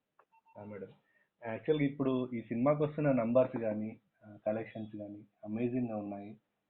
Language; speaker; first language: Telugu; native; Telugu